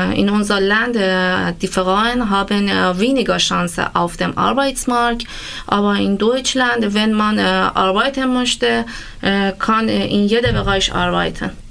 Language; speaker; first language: German; non-native, learner; Persian